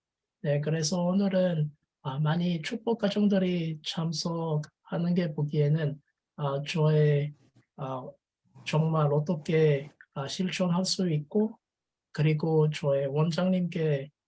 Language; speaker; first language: Korean; non-native, learner; French